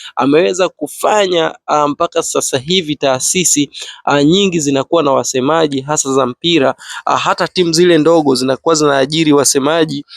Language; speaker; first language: Swahili; native; Swahili